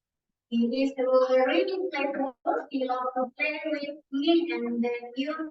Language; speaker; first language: English; non-native, fluent; Indonesian